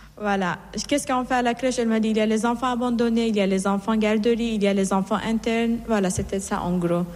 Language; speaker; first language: French; non-native, fluent; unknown